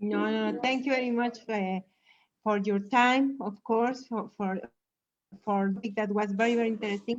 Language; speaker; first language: English; non-native, learner; Spanish